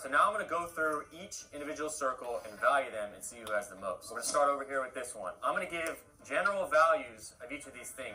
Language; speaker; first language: English; native; English